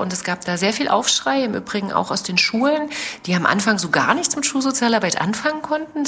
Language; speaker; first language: German; native; German